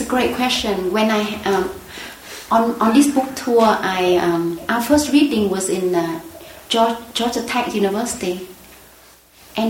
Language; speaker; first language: English; non-native, fluent; Vietnamese